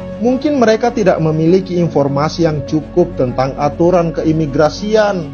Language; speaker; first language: Indonesian; native; Indonesian